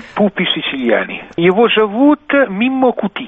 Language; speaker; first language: Russian; non-native, fluent; Italian